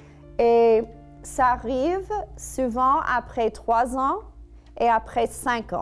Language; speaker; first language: French; non-native, fluent; English